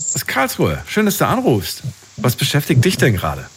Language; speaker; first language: German; native; German